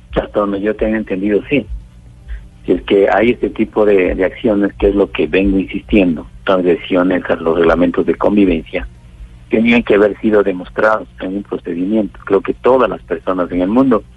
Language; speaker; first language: Spanish; native; Spanish